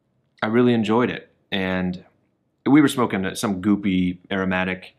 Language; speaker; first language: English; native; English